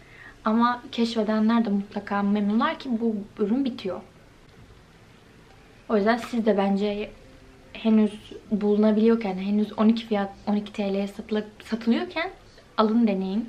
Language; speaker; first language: Turkish; native; Turkish